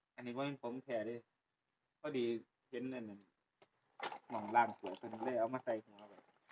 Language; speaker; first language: Thai; native; Thai